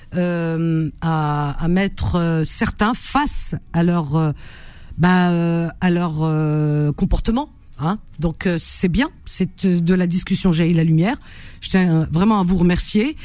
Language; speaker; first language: French; native; French